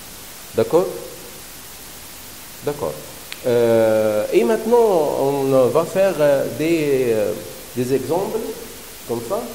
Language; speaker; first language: French; non-native, learner; Arabic